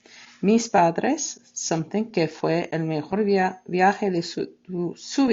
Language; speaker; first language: Spanish; non-native, fluent; English